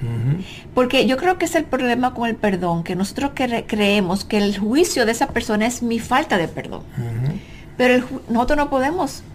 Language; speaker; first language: Spanish; native; Spanish